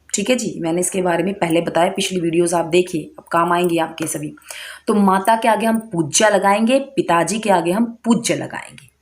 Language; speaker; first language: Hindi; native; Hindi